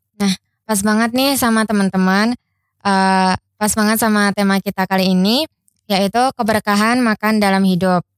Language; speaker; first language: Indonesian; native; Indonesian